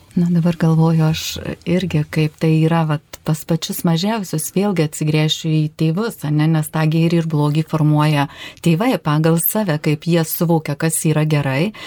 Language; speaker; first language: Lithuanian; native; Lithuanian